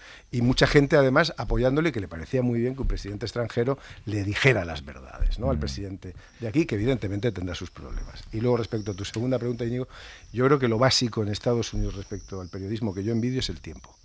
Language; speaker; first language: Spanish; native; Spanish